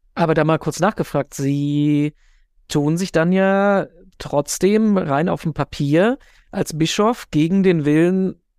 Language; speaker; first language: German; native; German